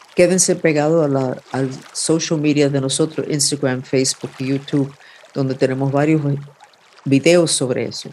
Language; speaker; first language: Spanish; non-native, fluent; English